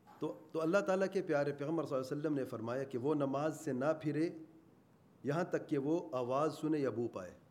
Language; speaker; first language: Urdu; native; Urdu